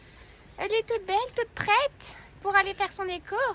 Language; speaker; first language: French; native; French